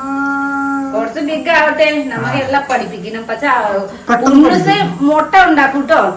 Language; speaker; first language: Malayalam; non-native, fluent; Nepali